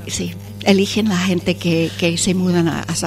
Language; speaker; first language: Spanish; non-native, fluent; English